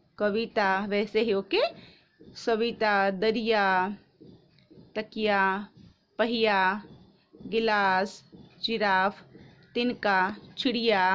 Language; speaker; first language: Hindi; non-native, local second language; Gujarati